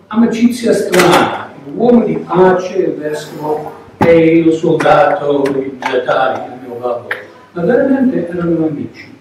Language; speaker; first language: Italian; non-native, learner; English